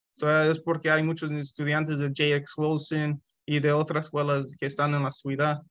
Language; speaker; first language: Spanish; early bilingual, heritage; Spanish